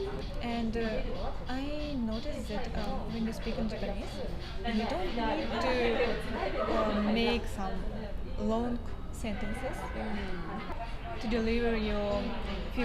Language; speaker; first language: English; non-native, learner; Russian